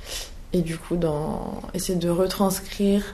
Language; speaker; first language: French; native; French